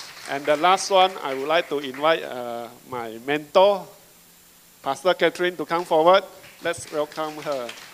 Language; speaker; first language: English; non-native, local second language; Chinese